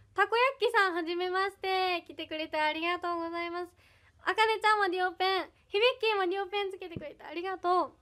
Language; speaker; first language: Japanese; native; Japanese